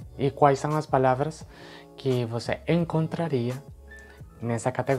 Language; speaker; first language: Portuguese; non-native, fluent; Spanish